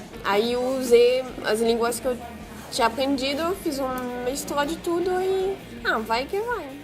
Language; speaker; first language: Portuguese; non-native, fluent; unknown